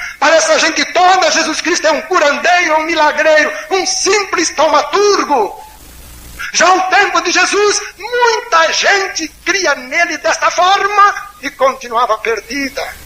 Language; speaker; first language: Portuguese; native; Portuguese